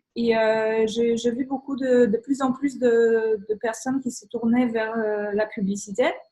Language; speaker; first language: French; non-native, fluent; Polish